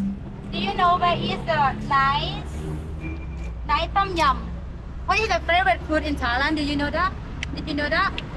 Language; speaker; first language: English; non-native, learner; Thai